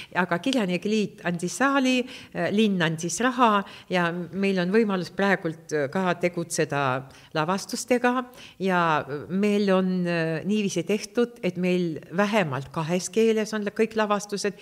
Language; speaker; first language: Estonian; non-native, local second language; Russian